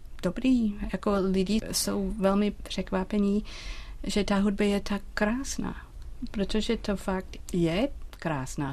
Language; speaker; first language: Czech; non-native, fluent; English